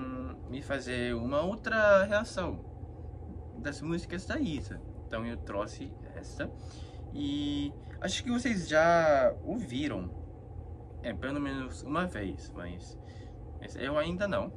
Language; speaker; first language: Portuguese; non-native, fluent; Korean